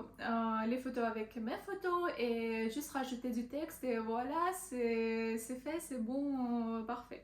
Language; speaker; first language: French; non-native, learner; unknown